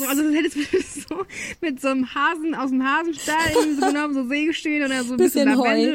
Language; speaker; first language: German; native; German